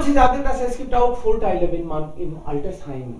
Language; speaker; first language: German; non-native, learner; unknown